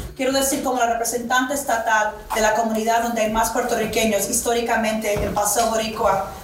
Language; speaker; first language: Spanish; early bilingual, heritage; Spanish